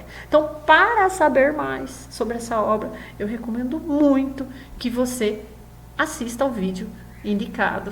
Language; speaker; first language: Portuguese; native; Portuguese